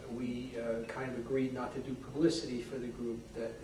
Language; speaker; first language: English; native; English